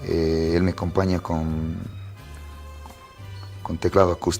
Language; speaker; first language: Spanish; non-native, local second language; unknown